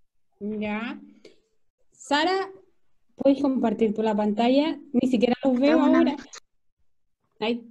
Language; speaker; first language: Spanish; native; Spanish